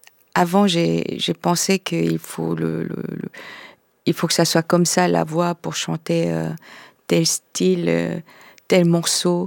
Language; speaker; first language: French; non-native, fluent; Korean